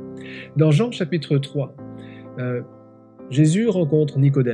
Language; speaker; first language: French; native; French